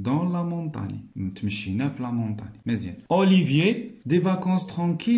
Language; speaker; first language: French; non-native, local second language; Arabic